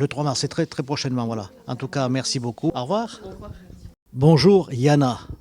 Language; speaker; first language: French; native; French